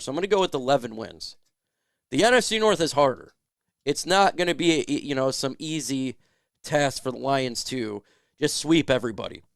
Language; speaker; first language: English; native; English